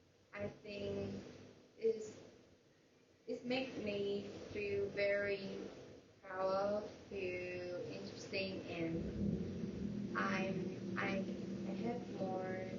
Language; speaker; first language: English; non-native, learner; Vietnamese